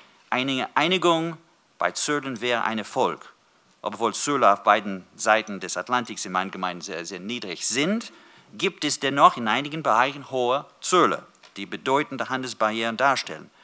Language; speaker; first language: German; non-native, fluent; English